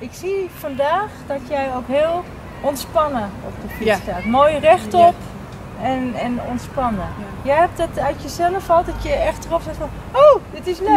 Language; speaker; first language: Dutch; native; Dutch